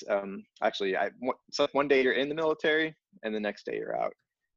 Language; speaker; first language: English; native; English